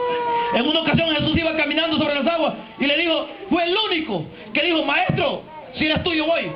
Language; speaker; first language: Spanish; native; Spanish